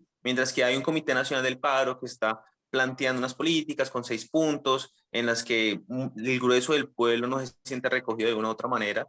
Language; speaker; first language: Spanish; native; Spanish